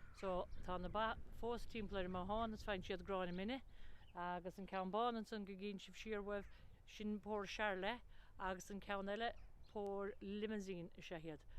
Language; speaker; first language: Irish; native; Irish